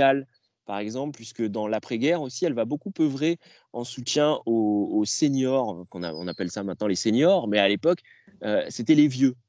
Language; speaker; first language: French; native; French